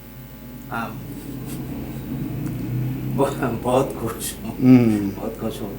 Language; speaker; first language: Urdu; early bilingual, heritage; Bangla